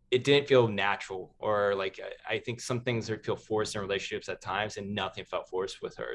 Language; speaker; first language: English; native; English